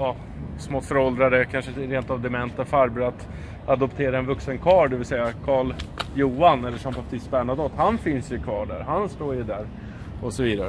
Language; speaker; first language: Swedish; native; Swedish